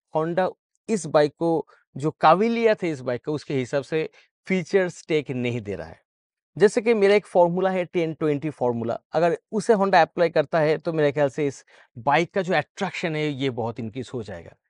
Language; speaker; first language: Hindi; non-native, local second language; Bangla